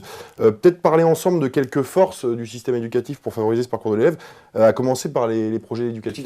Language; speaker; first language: French; native; French